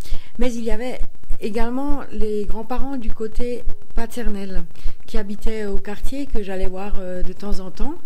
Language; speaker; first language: French; native; French